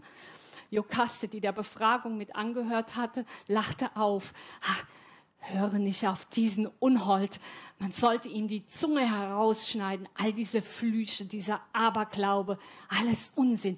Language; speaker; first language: German; native; German